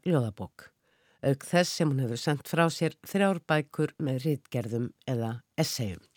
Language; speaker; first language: Icelandic; native; Icelandic